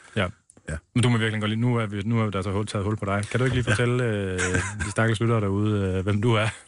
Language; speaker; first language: Danish; native; Danish